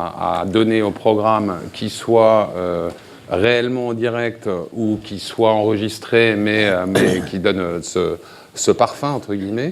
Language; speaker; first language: French; native; French